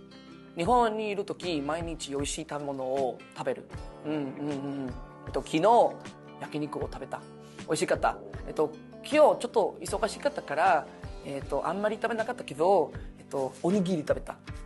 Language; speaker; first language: Japanese; non-native, learner; Spanish